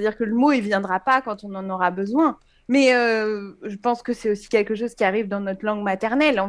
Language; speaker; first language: French; native; French